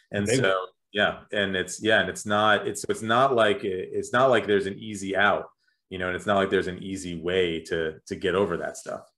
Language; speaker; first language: English; native; English